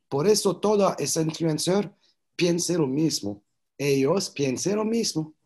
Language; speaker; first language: Spanish; non-native, learner; French